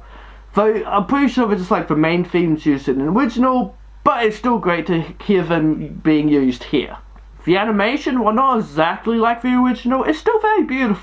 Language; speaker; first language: English; native; English